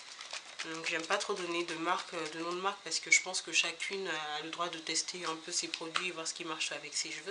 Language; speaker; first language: French; native; French